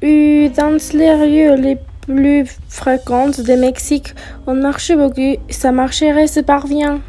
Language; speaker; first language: French; non-native, learner; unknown